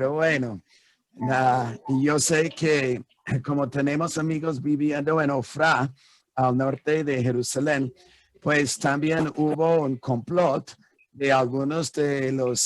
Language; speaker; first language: Spanish; non-native, fluent; English